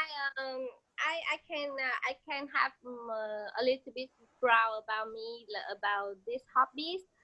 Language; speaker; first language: English; non-native, learner; Vietnamese